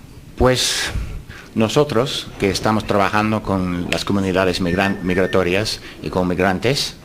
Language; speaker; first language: Spanish; non-native, fluent; English